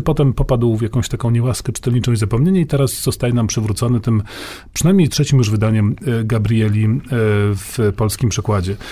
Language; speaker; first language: Polish; native; Polish